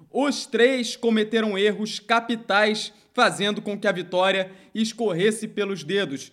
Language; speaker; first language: Portuguese; native; Portuguese